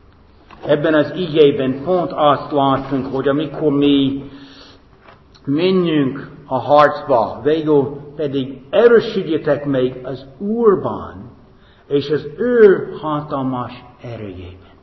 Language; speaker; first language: Hungarian; non-native, fluent; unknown